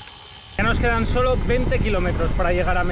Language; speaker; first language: Spanish; native; Spanish